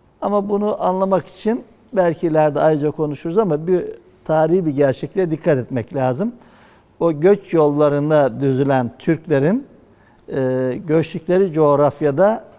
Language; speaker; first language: Turkish; native; Turkish